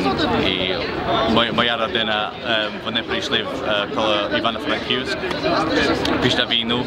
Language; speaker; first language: Ukrainian; early bilingual, heritage; English